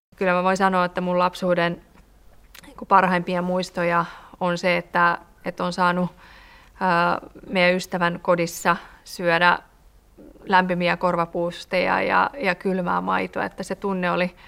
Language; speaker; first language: Finnish; early bilingual, other home language; Persian